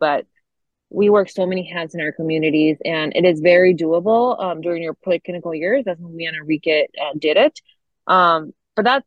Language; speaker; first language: English; non-native, fluent; Spanish